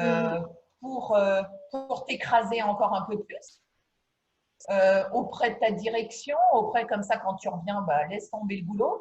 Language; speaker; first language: French; native; French